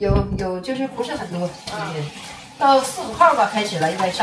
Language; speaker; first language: Chinese; native; Chinese